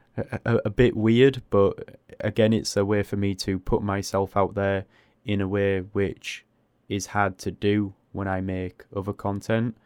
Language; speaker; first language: English; native; English